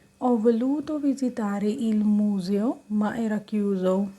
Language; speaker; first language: Italian; non-native, fluent; Punjabi